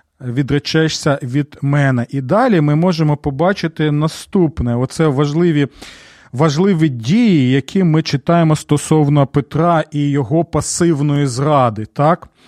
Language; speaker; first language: Ukrainian; native; Ukrainian